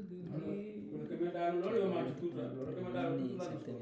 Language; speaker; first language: Italian; non-native, learner; Punjabi